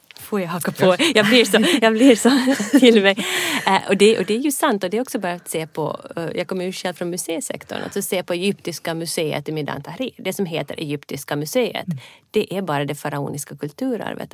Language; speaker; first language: Swedish; native; Swedish